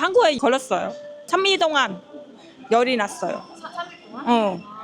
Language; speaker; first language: Korean; non-native, learner; Vietnamese